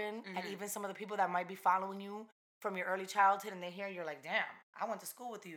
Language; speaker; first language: English; early bilingual, other home language; Spanish